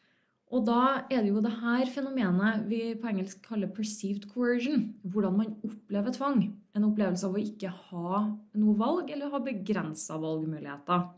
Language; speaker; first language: Norwegian; native; Norwegian